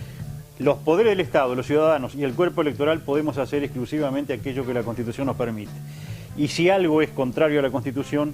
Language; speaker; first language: Spanish; native; Spanish